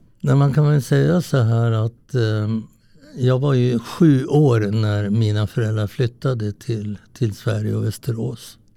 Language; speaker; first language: Swedish; early bilingual, other home language; Italian